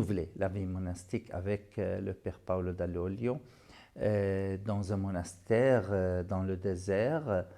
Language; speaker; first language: French; non-native, fluent; Arabic